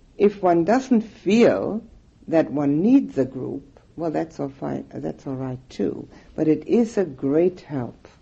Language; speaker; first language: English; non-native, fluent; German